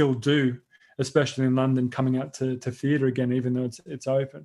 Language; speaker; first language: English; native; English